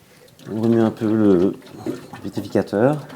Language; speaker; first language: French; native; French